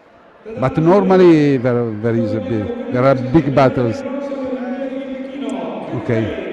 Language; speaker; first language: English; non-native, fluent; Italian